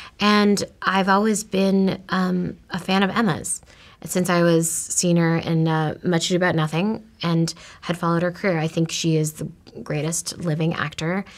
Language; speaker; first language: English; native; English